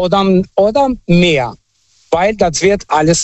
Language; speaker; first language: German; non-native, fluent; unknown